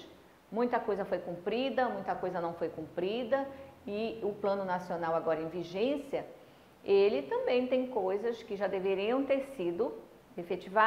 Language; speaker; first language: Portuguese; native; Portuguese